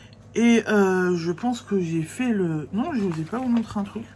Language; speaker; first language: French; native; French